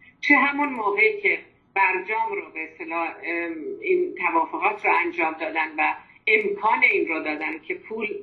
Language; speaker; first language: Persian; non-native, local second language; Azerbaijani